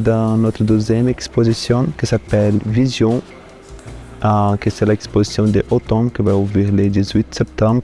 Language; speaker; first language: French; non-native, fluent; Portuguese